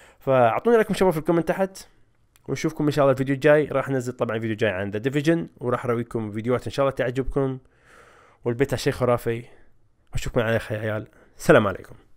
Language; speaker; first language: Arabic; native; Arabic